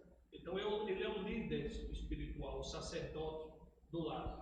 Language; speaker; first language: Portuguese; native; Portuguese